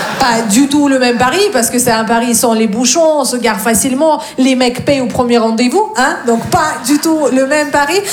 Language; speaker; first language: French; non-native, fluent; Russian